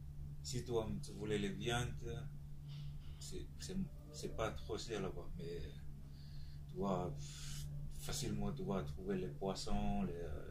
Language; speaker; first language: French; non-native, learner; Tongan